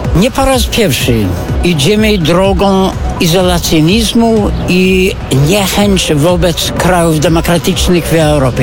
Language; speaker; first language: Polish; non-native, fluent; English